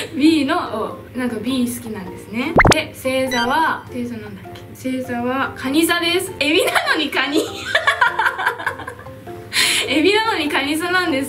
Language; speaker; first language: Japanese; native; Japanese